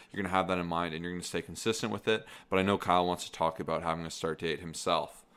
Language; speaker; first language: English; native; English